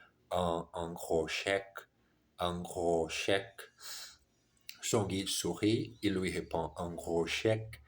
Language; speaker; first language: French; non-native, learner; German